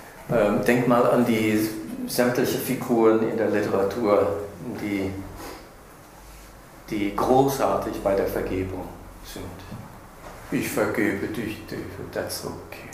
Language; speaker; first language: German; non-native, fluent; English